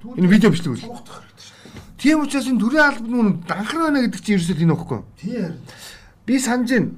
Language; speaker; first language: Mongolian; native; Mongolian